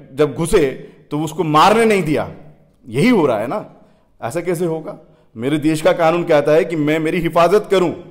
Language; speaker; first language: Hindi; native; Hindi